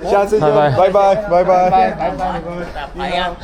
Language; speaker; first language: Chinese; non-native, learner; Polish